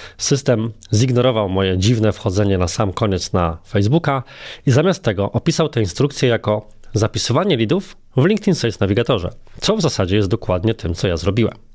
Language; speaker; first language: Polish; native; Polish